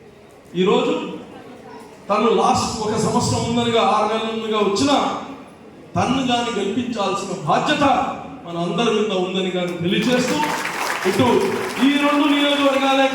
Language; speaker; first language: Telugu; native; Telugu